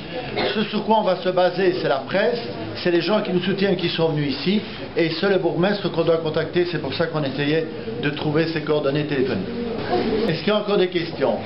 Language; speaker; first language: French; native; French